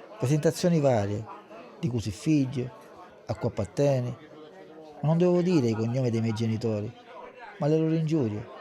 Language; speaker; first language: Italian; native; Italian